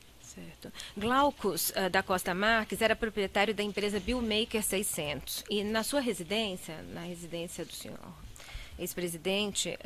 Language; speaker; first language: Portuguese; native; Portuguese